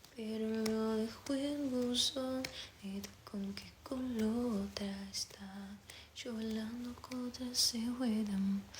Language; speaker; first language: Spanish; non-native, learner; French